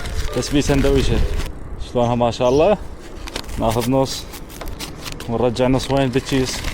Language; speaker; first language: Arabic; native; Arabic